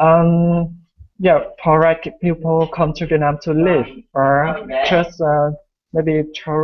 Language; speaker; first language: English; non-native, learner; Vietnamese